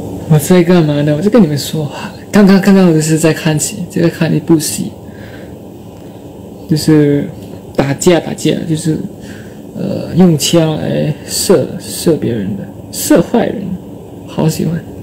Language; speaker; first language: Chinese; non-native, fluent; Thai